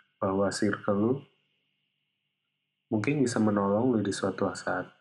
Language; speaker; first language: Indonesian; native; Indonesian